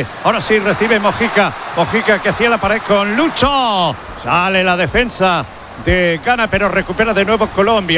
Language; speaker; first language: Spanish; native; Spanish